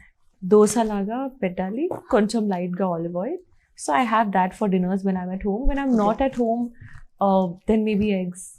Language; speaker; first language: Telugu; non-native, learner; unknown